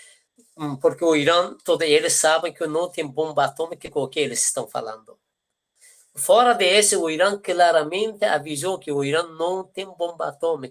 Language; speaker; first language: Portuguese; non-native, fluent; Persian